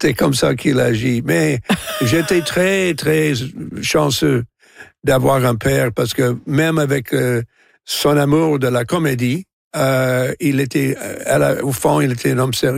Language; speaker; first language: French; non-native, local second language; English